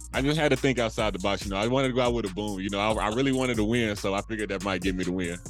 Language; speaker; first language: English; native; English